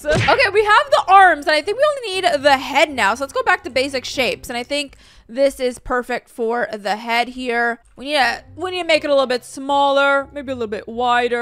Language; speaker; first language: English; native; English